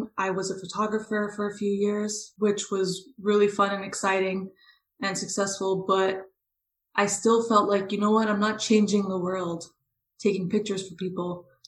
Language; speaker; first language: English; native; English